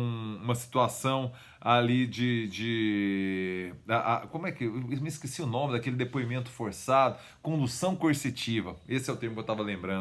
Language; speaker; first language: Portuguese; native; Portuguese